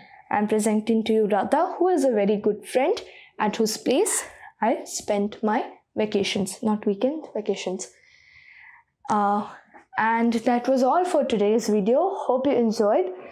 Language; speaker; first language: English; non-native, local second language; Hindi